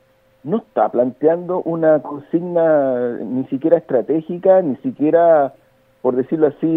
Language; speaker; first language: Spanish; native; Spanish